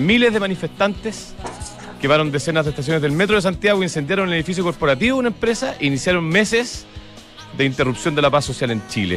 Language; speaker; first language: Spanish; native; Spanish